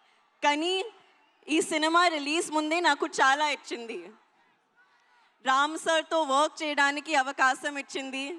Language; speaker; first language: Telugu; non-native, learner; Hindi